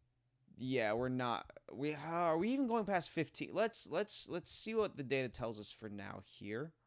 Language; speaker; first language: English; native; English